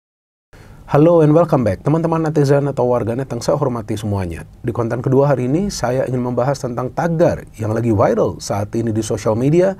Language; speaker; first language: Indonesian; native; Indonesian